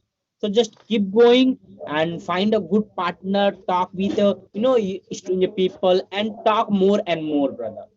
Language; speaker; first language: English; non-native, learner; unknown